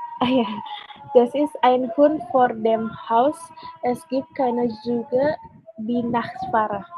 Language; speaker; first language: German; non-native, learner; Indonesian